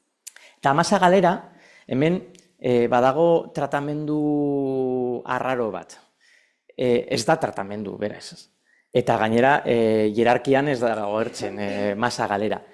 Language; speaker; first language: Basque; non-native, local second language; Spanish